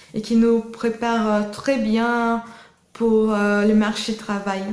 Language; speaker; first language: French; non-native, fluent; Portuguese